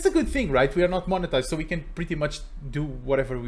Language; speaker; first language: English; non-native, fluent; Portuguese